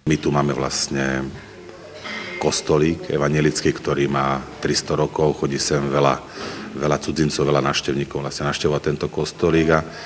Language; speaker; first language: Slovak; native; Slovak